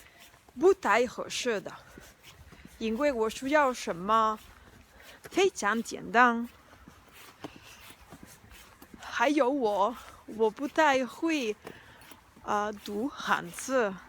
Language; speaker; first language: Chinese; non-native, learner; Spanish